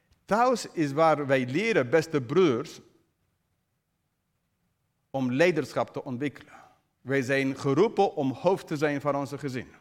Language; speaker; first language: Dutch; non-native, fluent; English